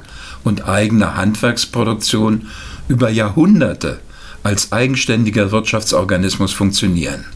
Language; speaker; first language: German; native; German